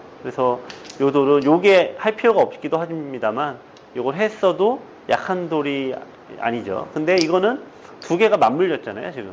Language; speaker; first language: Korean; native; Korean